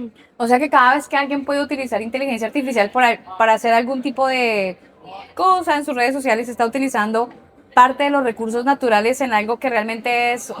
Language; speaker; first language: Spanish; native; Spanish